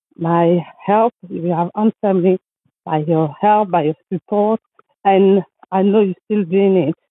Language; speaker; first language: English; non-native, fluent; French